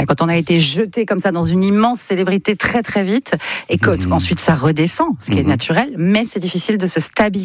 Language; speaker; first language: French; native; French